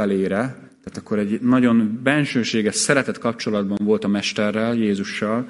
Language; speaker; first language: Hungarian; native; Hungarian